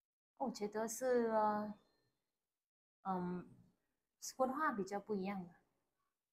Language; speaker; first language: Chinese; non-native, learner; Vietnamese